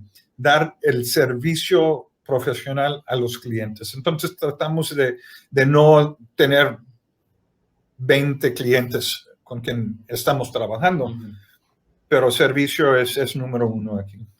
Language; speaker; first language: Spanish; early bilingual, heritage; Spanish